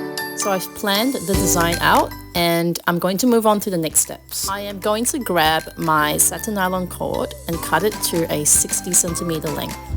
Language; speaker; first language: English; native; English